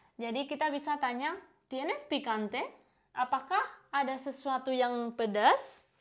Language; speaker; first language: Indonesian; non-native, fluent; Spanish